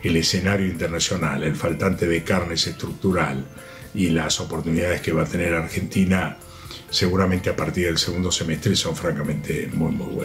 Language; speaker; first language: Spanish; native; Spanish